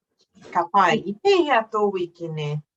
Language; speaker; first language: Māori; non-native, fluent; English